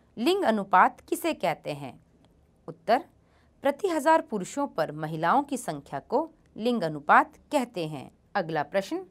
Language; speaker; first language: Hindi; native; Hindi